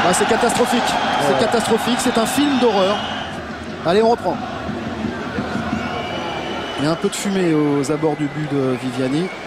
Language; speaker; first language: French; native; French